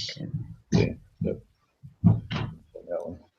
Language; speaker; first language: English; native; English